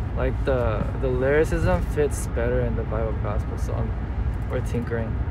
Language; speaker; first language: English; early bilingual, other home language; Korean